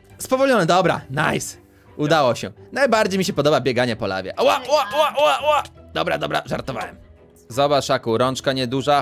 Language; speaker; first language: Polish; native; Polish